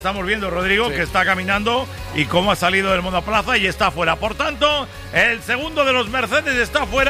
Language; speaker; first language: Spanish; native; Spanish